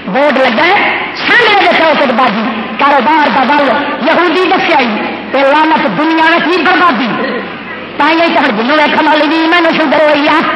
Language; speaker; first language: Urdu; non-native, local second language; Saraiki